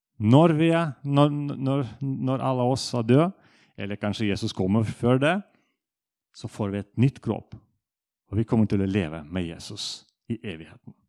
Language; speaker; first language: Norwegian; non-native, fluent; Russian